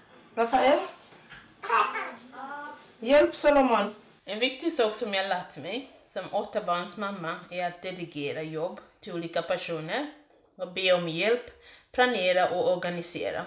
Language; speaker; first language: Swedish; non-native, fluent; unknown